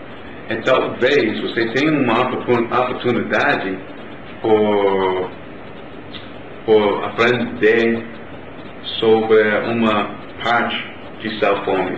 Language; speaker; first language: Portuguese; non-native, learner; English